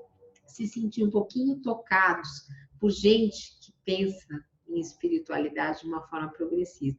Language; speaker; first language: Portuguese; native; Portuguese